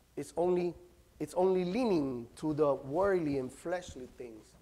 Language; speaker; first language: English; non-native, fluent; Spanish